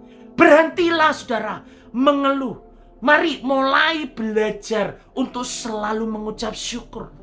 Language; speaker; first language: Indonesian; native; Indonesian